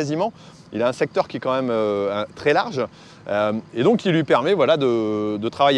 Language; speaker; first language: French; native; French